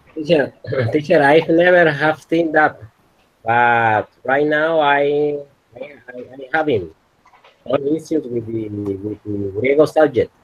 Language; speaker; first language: English; non-native, learner; Spanish